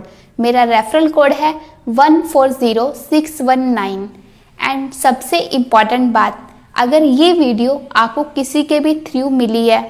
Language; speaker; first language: Hindi; native; Hindi